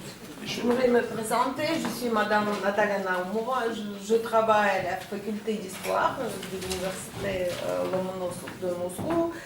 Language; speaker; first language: French; non-native, fluent; Russian